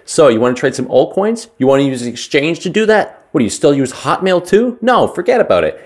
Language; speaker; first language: English; native; English